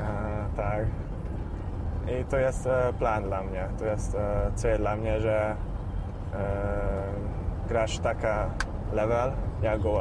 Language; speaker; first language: Polish; non-native, learner; Hungarian